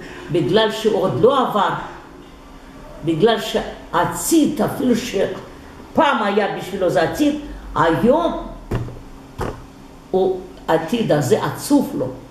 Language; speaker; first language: Hebrew; non-native, fluent; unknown